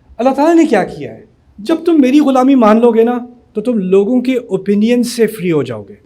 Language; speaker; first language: Urdu; native; Urdu